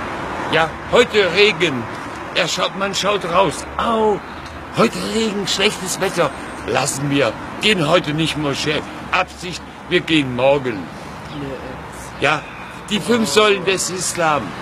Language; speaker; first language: German; non-native, learner; Pashto